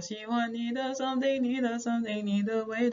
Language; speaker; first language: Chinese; non-native, fluent; English